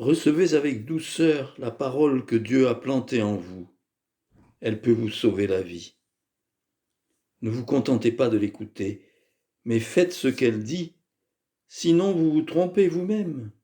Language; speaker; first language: French; native; French